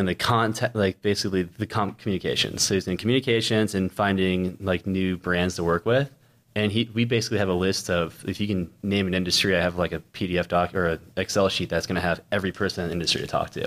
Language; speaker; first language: English; native; English